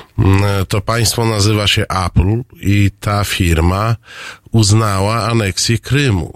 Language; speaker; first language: Polish; native; Polish